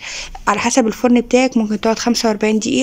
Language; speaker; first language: Arabic; native; Arabic